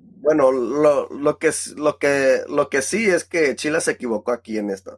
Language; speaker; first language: Spanish; early bilingual, heritage; Spanish